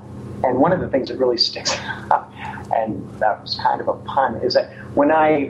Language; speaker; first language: English; native; English